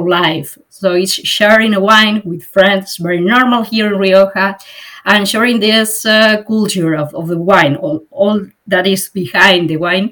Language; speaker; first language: English; non-native, fluent; Spanish